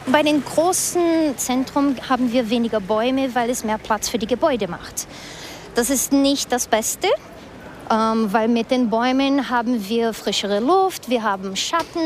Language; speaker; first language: German; non-native, fluent; Portuguese